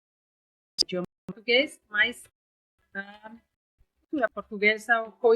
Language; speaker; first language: Portuguese; non-native, learner; Spanish